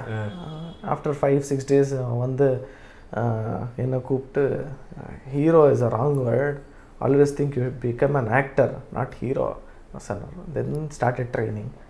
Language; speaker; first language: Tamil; non-native, learner; Kannada